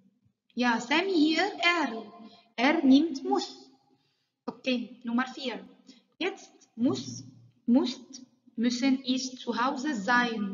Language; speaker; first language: German; non-native, learner; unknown